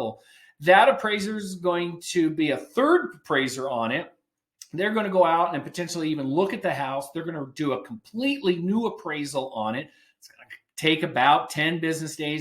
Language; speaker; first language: English; native; English